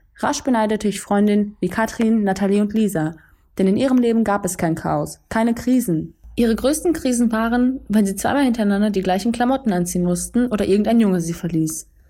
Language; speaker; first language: German; early bilingual, other home language; Kurdish